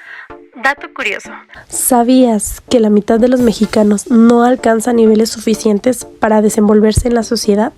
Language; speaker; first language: Spanish; native; Spanish